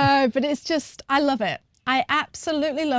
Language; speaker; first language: English; native; English